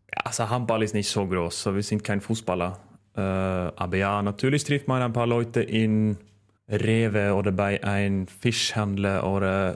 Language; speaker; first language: German; non-native, fluent; Norwegian